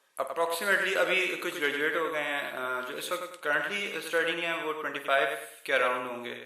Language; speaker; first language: Urdu; native; Urdu